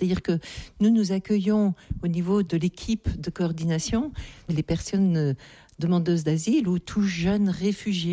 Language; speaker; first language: French; native; French